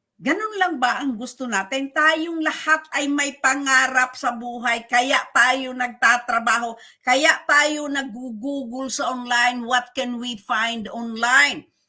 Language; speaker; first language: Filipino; non-native, local second language; Bikol